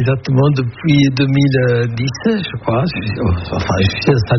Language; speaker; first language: French; non-native, fluent; Italian